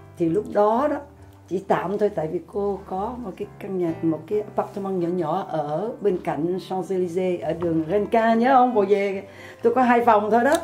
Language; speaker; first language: Vietnamese; native; Vietnamese